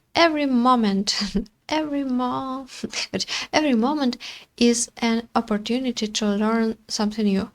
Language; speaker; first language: English; non-native, learner; Ukrainian